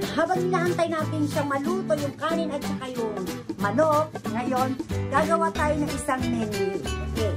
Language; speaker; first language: Filipino; native; Filipino